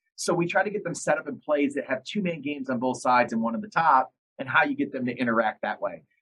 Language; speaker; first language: English; native; English